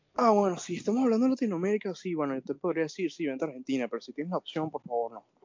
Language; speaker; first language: Spanish; native; Spanish